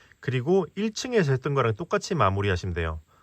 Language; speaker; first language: Korean; native; Korean